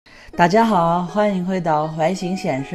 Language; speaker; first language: Chinese; non-native, fluent; Sinhala